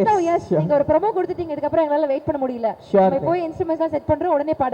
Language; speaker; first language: Tamil; native; Tamil